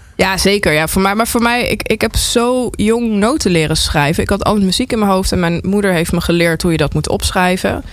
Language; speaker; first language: Dutch; native; Dutch